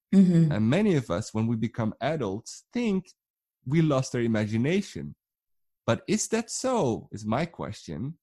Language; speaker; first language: English; non-native, fluent; Dutch